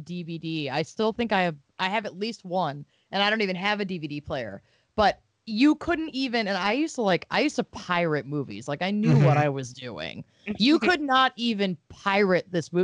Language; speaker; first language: English; native; English